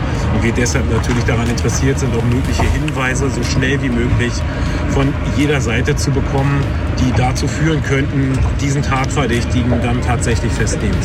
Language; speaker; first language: German; native; German